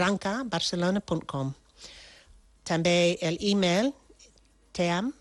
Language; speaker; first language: Catalan; non-native, fluent; French